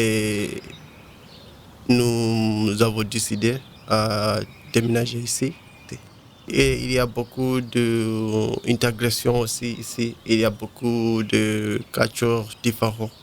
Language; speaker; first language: French; non-native, learner; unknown